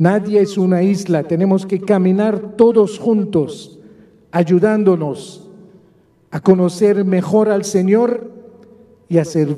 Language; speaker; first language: Spanish; non-native, fluent; Maltese